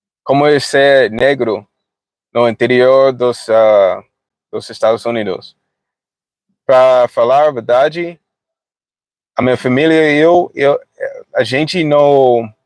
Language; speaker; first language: Portuguese; non-native, fluent; English